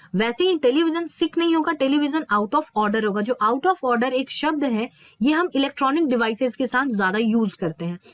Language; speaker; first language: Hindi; native; Hindi